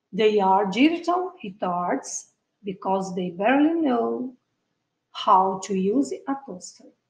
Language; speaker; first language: English; non-native, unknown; Portuguese